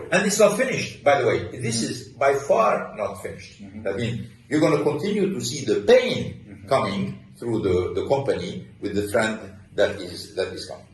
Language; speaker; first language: English; non-native, fluent; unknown